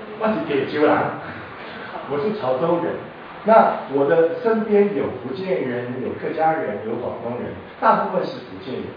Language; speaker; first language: Chinese; non-native, local second language; Min Nan Chinese